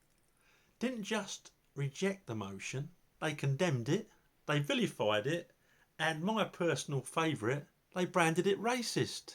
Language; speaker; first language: English; native; English